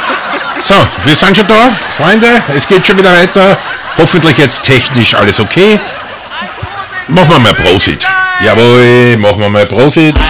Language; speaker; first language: German; native; German